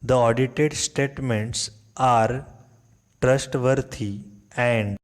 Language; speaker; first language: English; non-native, local second language; Marathi